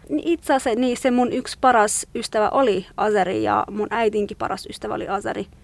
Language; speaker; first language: Finnish; non-native, fluent; Kurdish